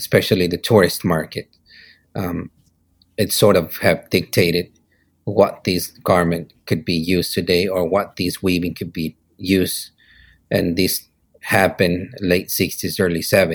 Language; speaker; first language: English; non-native, fluent; Spanish